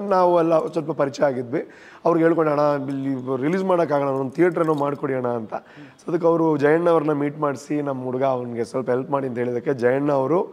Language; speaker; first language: Kannada; non-native, local second language; Tulu